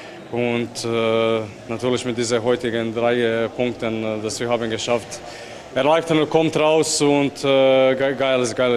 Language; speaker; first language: German; non-native, fluent; Croatian